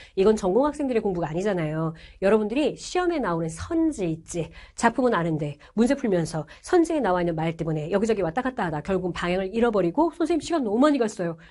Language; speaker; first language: Korean; native; Korean